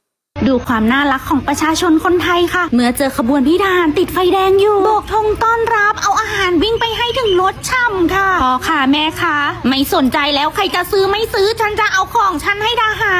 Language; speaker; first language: Thai; native; Thai